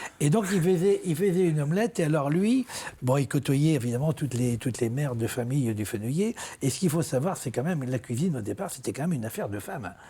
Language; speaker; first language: French; native; French